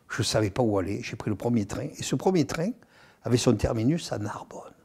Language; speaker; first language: French; native; French